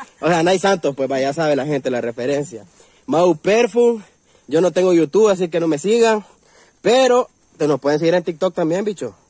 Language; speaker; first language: Spanish; native; Spanish